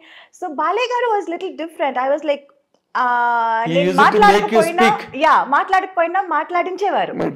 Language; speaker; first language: Telugu; non-native, local second language; Tamil